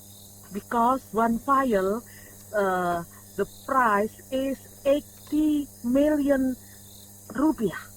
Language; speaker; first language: English; non-native, learner; Indonesian